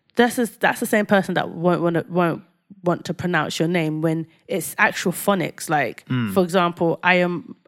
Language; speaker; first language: English; native; English